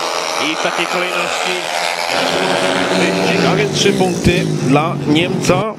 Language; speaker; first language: Polish; native; Polish